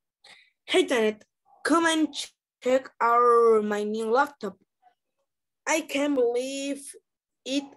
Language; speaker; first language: English; non-native, learner; Spanish